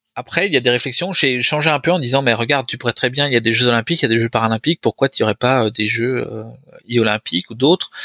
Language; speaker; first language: French; native; French